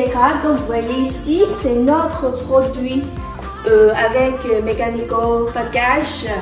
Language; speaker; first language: French; non-native, learner; Chinese